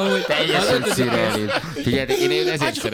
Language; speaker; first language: Hungarian; native; Hungarian